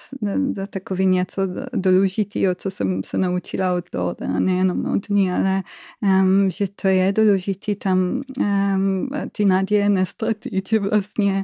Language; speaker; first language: Czech; non-native, fluent; Hebrew